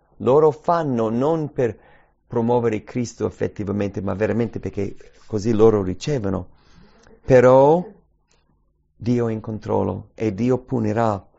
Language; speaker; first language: Italian; early bilingual, heritage; English